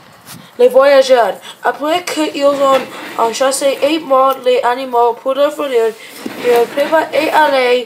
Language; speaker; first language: French; non-native, learner; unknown